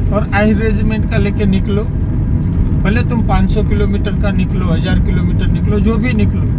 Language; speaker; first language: Hindi; non-native, local second language; Gujarati